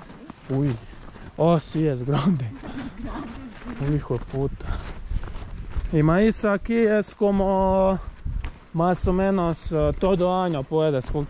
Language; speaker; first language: Spanish; non-native, learner; Croatian